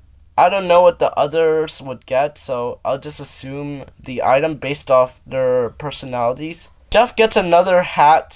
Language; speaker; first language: English; native; English